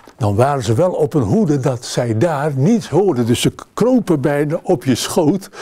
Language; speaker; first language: Dutch; native; Dutch